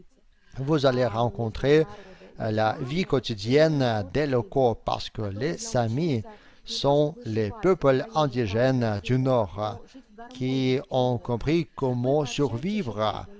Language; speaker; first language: French; non-native, fluent; Russian